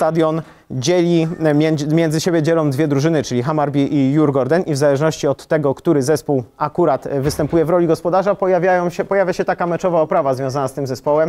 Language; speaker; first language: Polish; native; Polish